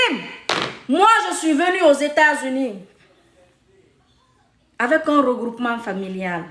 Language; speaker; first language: French; non-native, local second language; Mandingo